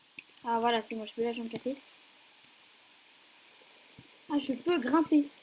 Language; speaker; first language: French; native; French